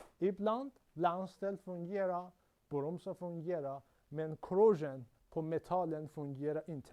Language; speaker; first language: Swedish; non-native, learner; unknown